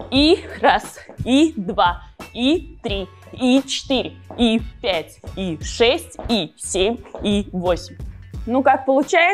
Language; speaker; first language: Russian; native; Russian